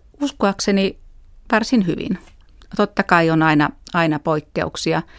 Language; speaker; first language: Finnish; native; Finnish